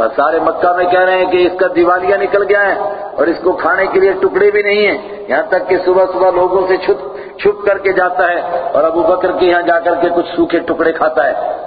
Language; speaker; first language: Urdu; non-native, local second language; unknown